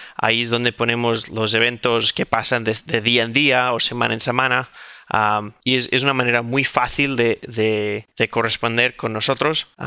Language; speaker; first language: Spanish; non-native, local second language; Catalan